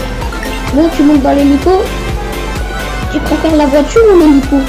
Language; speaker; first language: French; native; French